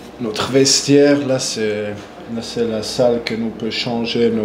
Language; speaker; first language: French; non-native, local second language; German